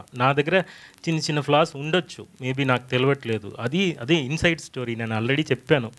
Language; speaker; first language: Telugu; non-native, fluent; Tamil